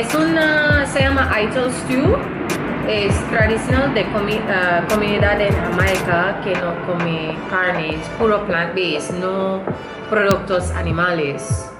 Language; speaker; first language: Spanish; non-native, learner; English